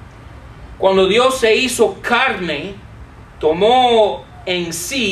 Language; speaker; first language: Spanish; non-native, fluent; English